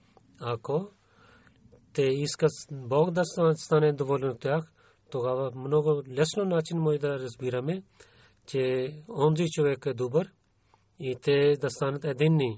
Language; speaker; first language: Bulgarian; non-native, learner; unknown